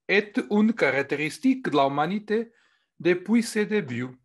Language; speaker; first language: French; non-native, fluent; Portuguese